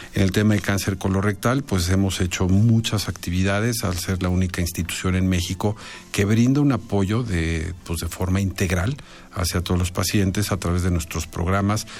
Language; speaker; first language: Spanish; native; Spanish